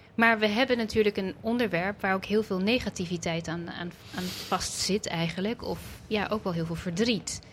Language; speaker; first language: Dutch; native; Dutch